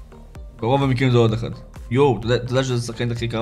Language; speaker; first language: Hebrew; native; Hebrew